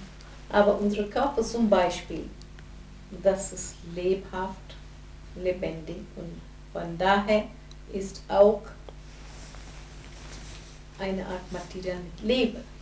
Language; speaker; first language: German; non-native, fluent; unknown